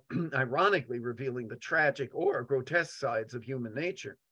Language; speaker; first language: English; native; English